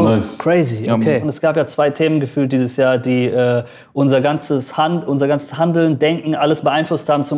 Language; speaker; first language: German; early bilingual, other home language; Persian